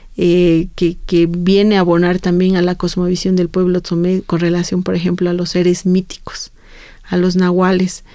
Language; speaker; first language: Spanish; non-native, local second language; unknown